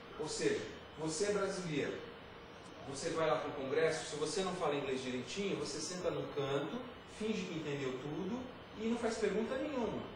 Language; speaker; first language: Portuguese; native; Portuguese